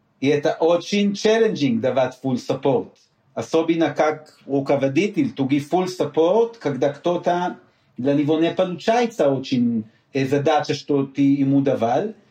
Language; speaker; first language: Russian; non-native, learner; Hebrew